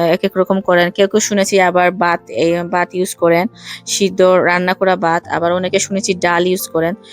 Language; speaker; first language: Bangla; non-native, local second language; Sylheti